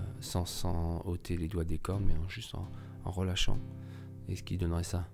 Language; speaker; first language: French; native; French